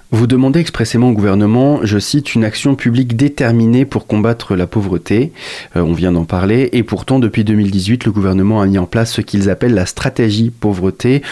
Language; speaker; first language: French; native; French